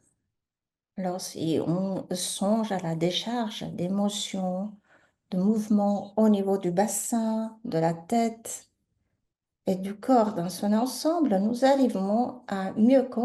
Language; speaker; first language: French; native; French